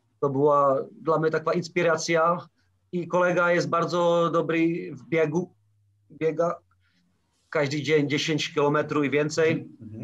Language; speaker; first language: Polish; non-native, learner; Czech